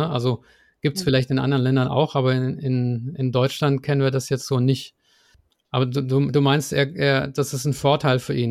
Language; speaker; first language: German; native; German